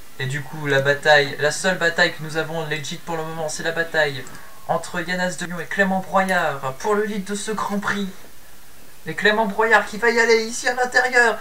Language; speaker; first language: French; native; French